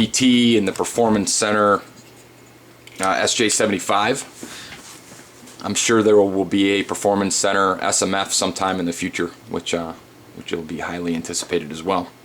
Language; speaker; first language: English; native; English